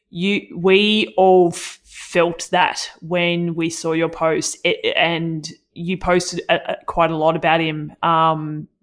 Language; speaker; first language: English; native; English